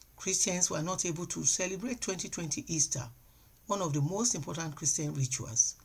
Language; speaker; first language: English; non-native, local second language; Yoruba